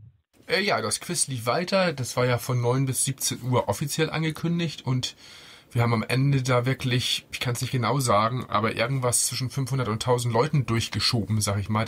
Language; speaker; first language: German; native; German